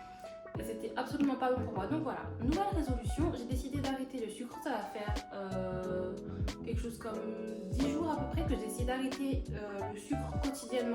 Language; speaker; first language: French; native; French